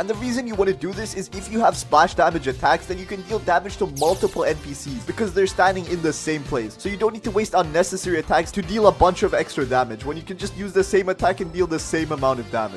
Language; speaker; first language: English; native; English